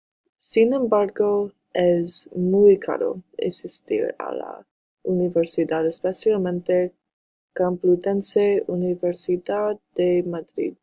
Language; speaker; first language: Spanish; non-native, learner; English